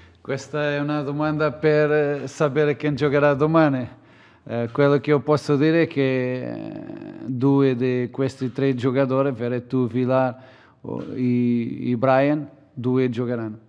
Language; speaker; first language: Italian; non-native, fluent; Portuguese